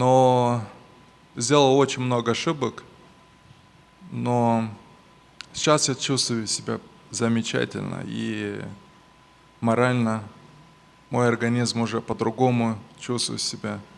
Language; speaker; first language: Russian; non-native, local second language; Romanian